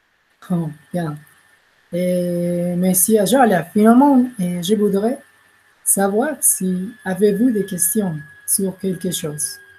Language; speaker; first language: French; non-native, learner; Spanish